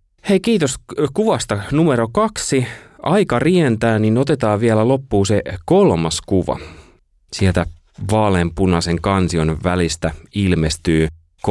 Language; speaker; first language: Finnish; native; Finnish